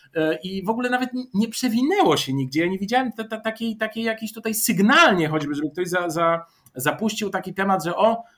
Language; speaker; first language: Polish; non-native, fluent; Bulgarian